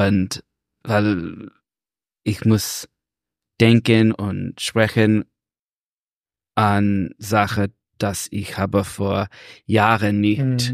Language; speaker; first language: German; non-native, learner; English